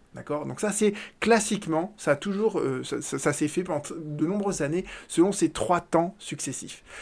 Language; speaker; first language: French; native; French